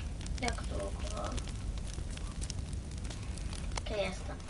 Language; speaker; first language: Polish; early bilingual, heritage; Polish